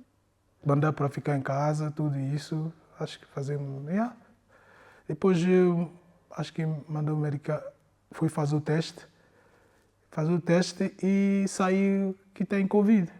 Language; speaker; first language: Portuguese; non-native, learner; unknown